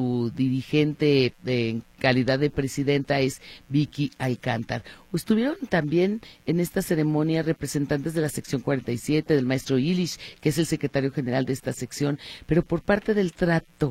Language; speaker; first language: Spanish; native; Spanish